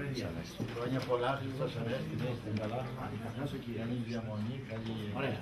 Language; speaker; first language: Greek; native; Greek